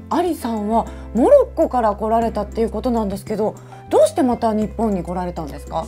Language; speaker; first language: Japanese; native; Japanese